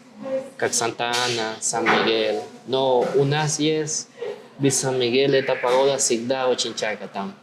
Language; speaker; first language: Russian; non-native, learner; Spanish